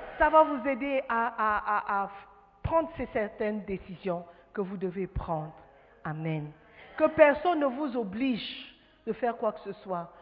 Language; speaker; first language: French; non-native, fluent; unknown